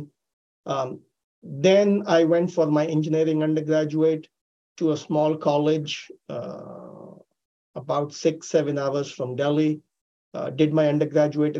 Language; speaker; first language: English; non-native, local second language; Hindi